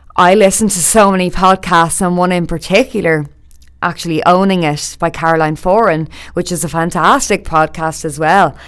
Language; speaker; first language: English; native; English